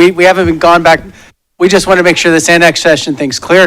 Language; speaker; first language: English; native; English